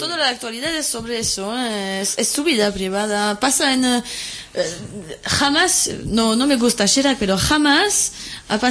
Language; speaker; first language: Spanish; non-native, fluent; French